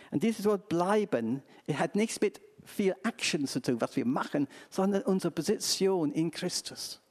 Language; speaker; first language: German; non-native, fluent; English